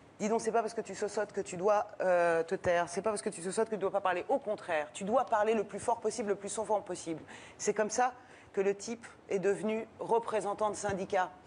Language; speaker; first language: French; early bilingual, other home language; Persian